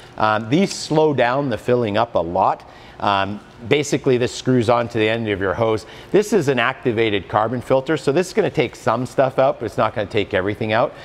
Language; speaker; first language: English; native; English